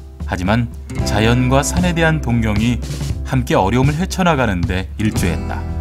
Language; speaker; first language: Korean; native; Korean